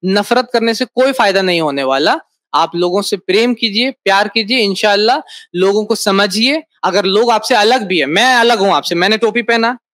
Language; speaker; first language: Hindi; native; Hindi